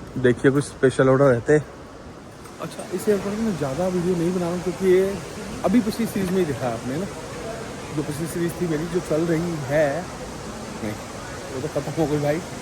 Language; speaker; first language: Hindi; native; Hindi